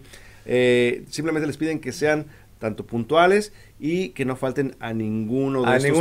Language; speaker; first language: Spanish; native; Spanish